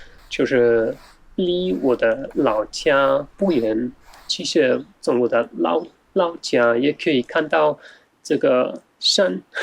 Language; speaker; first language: Chinese; non-native, fluent; German